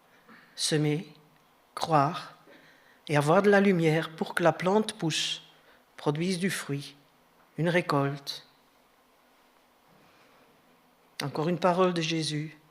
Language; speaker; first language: French; native; French